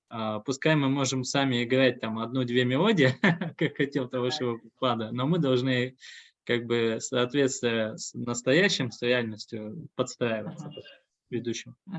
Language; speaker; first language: Russian; native; Russian